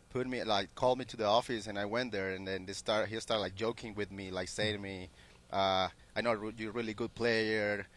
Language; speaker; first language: English; non-native, learner; Spanish